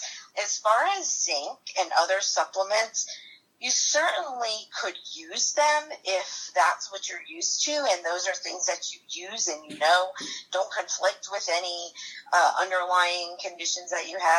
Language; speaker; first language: English; native; English